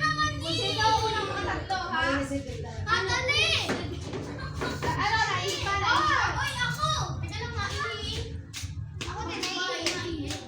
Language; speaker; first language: Filipino; non-native, local second language; Cebuano